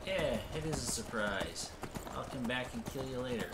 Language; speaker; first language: English; native; English